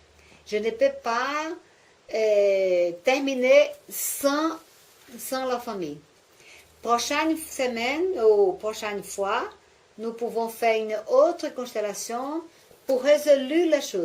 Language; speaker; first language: French; non-native, learner; Portuguese